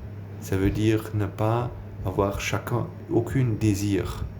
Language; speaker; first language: French; non-native, learner; German